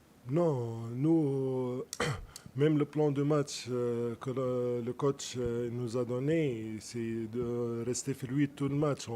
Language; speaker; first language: French; non-native, local second language; Arabic